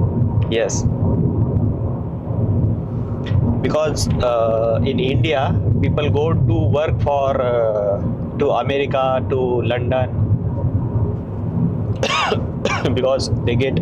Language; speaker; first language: English; non-native, local second language; Hindi